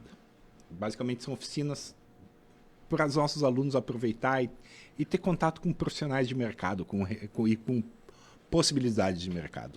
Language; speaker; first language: Portuguese; native; Portuguese